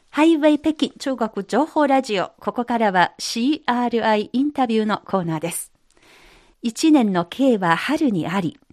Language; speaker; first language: Japanese; non-native, fluent; Chinese